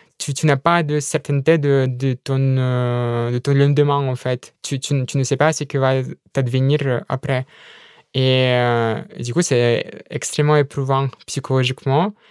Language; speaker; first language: French; non-native, fluent; Russian